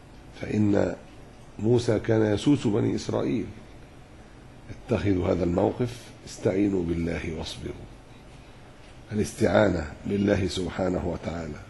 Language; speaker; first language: Arabic; native; Arabic